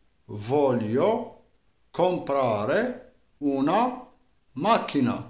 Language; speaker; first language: Italian; non-native, fluent; Arabic